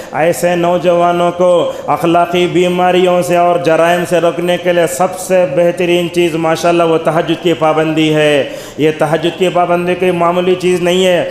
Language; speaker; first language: Urdu; native; Urdu